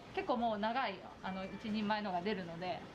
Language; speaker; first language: Japanese; native; Japanese